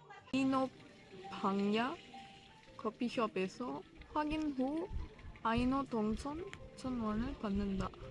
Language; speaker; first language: Korean; non-native, learner; English